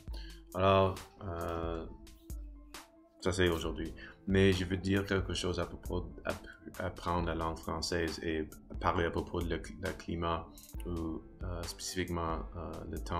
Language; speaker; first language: French; non-native, learner; English